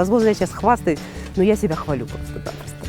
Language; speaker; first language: Russian; native; Russian